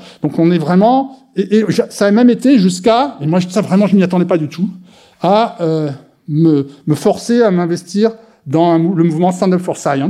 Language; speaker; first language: French; native; French